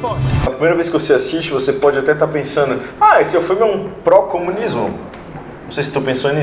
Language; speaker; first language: Portuguese; native; Portuguese